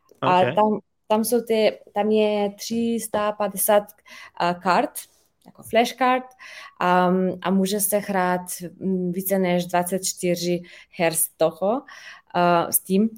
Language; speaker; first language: Czech; non-native, fluent; Slovenian